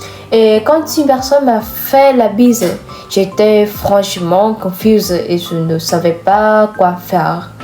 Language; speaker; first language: French; non-native, fluent; Vietnamese